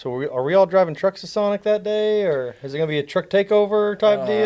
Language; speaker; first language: English; native; English